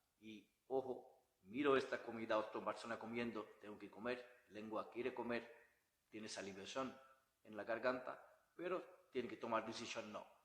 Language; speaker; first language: Spanish; non-native, learner; Bangla